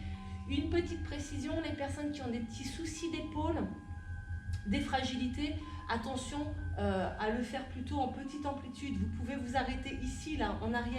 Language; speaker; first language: French; native; French